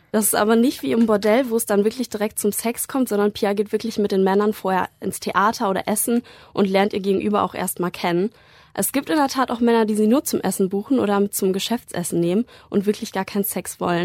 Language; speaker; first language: German; native; German